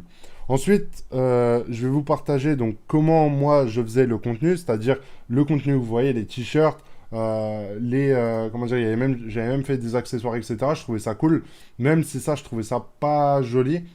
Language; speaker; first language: French; native; French